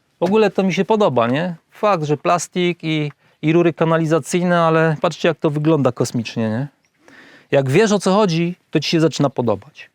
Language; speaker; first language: Polish; native; Polish